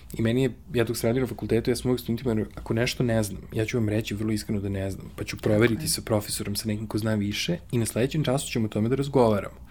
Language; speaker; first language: Serbian; native; Serbian